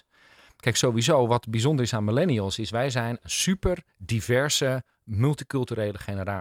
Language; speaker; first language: Dutch; native; Dutch